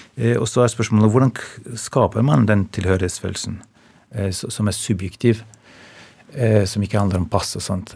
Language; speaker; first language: Norwegian; non-native, fluent; Albanian